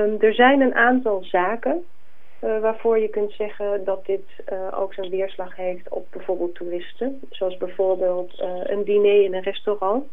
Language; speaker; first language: Dutch; native; Dutch